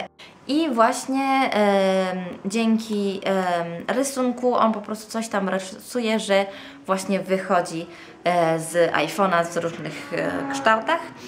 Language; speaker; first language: Polish; non-native, fluent; Italian